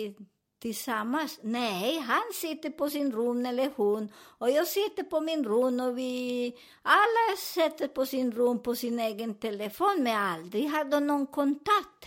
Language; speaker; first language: Swedish; non-native, learner; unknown